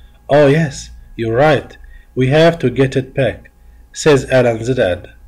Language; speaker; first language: English; non-native, fluent; Arabic